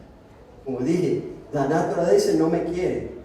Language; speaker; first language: Spanish; non-native, fluent; English